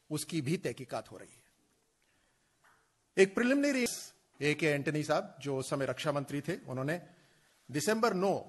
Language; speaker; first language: Hindi; native; Hindi